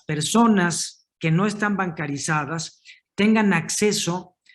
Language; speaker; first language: Spanish; native; Spanish